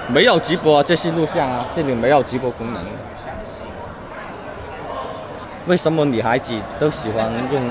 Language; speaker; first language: Chinese; non-native, fluent; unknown